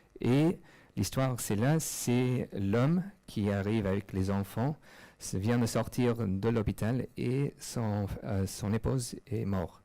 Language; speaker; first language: French; non-native, fluent; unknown